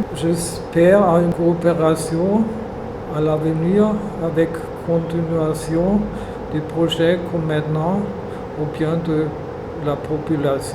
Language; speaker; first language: French; non-native, learner; German